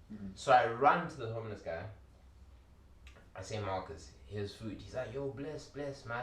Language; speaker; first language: English; early bilingual, other home language; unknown